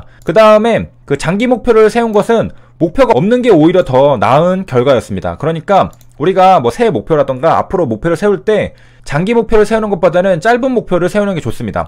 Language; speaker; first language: Korean; native; Korean